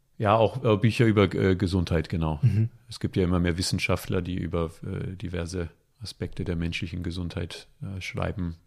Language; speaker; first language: German; non-native, fluent; Italian